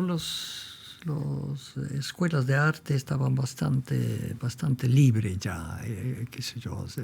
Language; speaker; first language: Spanish; non-native, fluent; Dutch